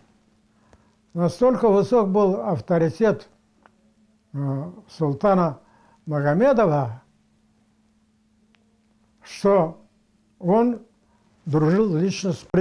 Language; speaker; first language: Russian; non-native, local second language; Karachay-Balkar